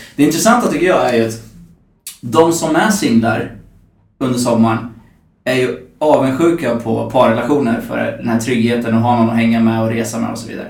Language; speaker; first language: Swedish; native; Swedish